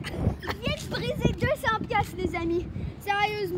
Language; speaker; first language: French; native; French